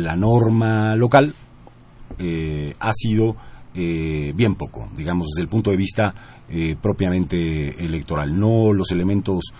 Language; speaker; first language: Spanish; native; Spanish